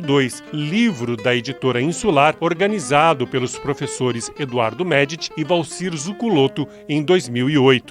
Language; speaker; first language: Portuguese; native; Portuguese